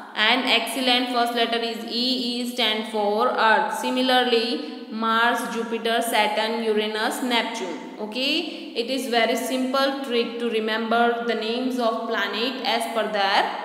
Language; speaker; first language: English; non-native, local second language; Hindi